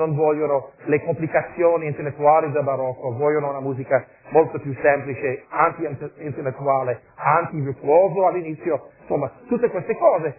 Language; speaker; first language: Italian; non-native, fluent; English